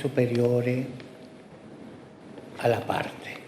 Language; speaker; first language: Italian; early bilingual, heritage; Spanish